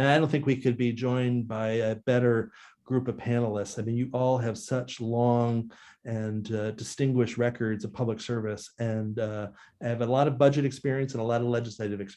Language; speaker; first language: English; native; English